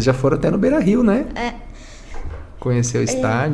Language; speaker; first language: Portuguese; native; Portuguese